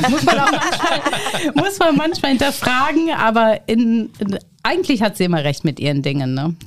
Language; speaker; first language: German; native; German